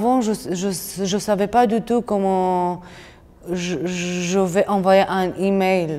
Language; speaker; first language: French; non-native, learner; Romanian